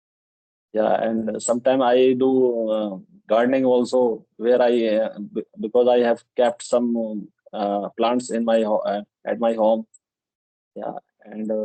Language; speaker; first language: English; non-native, local second language; Hindi